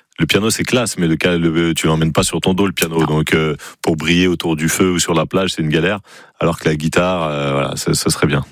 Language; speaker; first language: French; native; French